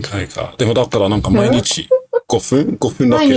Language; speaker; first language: Japanese; non-native, learner; English